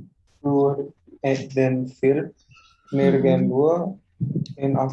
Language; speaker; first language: German; non-native, learner; Indonesian